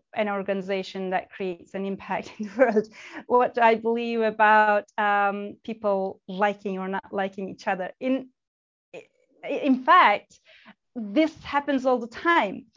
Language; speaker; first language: English; non-native, fluent; Turkish